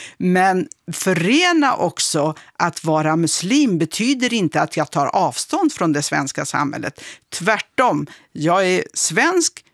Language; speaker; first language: Swedish; early bilingual, other home language; Kurdish